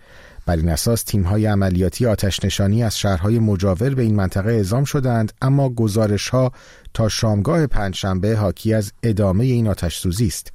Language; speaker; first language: Persian; native; Persian